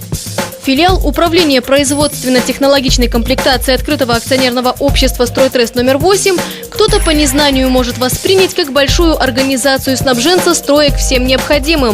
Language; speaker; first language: Russian; native; Russian